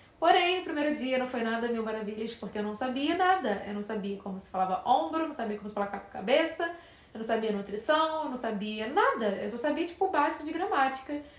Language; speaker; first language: Portuguese; native; Portuguese